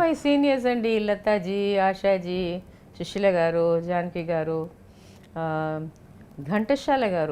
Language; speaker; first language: Telugu; non-native, local second language; Tamil